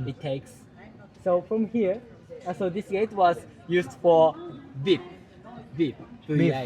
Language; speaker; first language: English; non-native, learner; Japanese